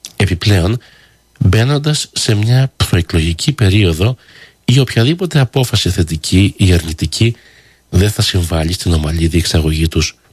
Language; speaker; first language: Greek; early bilingual, heritage; Greek